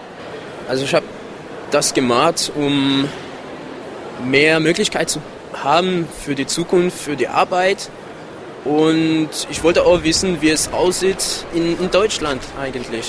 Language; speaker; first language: German; non-native, fluent; French